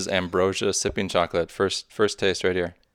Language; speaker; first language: English; native; English